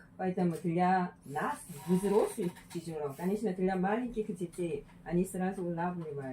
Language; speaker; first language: Russian; non-native, fluent; Korean